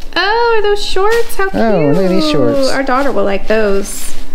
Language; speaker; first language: English; native; English